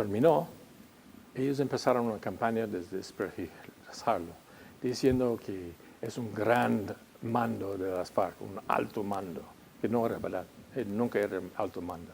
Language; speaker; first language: Spanish; non-native, fluent; English